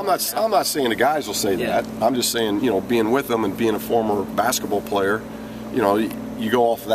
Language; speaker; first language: English; native; English